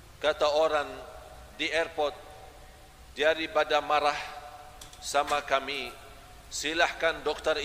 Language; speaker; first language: Malay; non-native, fluent; Arabic